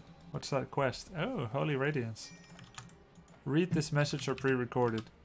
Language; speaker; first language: English; non-native, fluent; Dutch